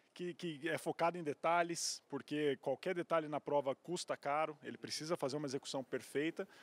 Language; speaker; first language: Portuguese; native; Portuguese